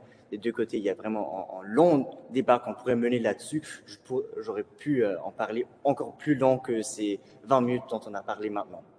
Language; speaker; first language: French; native; French